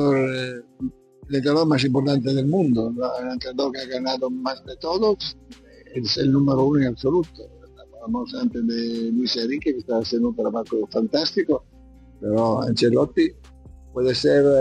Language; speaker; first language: Spanish; non-native, learner; Dutch